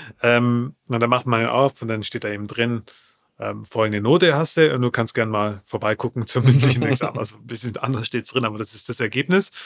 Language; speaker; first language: German; native; German